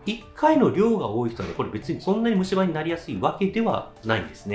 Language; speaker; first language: Japanese; native; Japanese